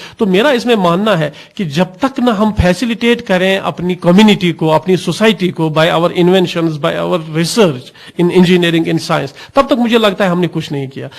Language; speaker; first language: Urdu; non-native, local second language; Kashmiri